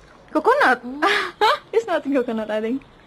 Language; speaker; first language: English; non-native, learner; Indonesian